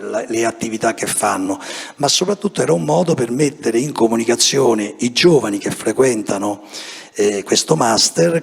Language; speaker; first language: Italian; native; Italian